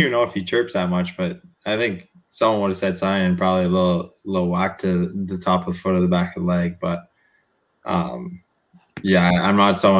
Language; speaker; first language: English; native; English